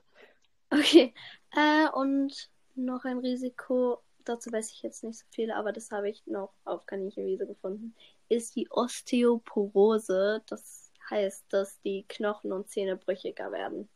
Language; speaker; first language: German; native; German